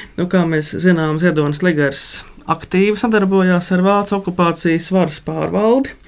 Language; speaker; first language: Latvian; native; Latvian